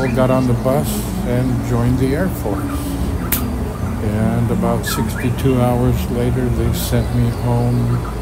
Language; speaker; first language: English; native; English